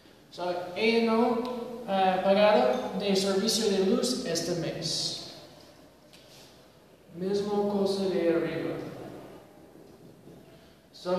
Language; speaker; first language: Spanish; non-native, learner; English